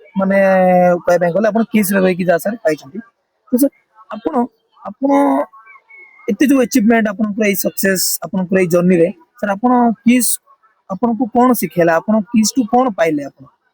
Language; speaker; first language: Odia; non-native, local second language; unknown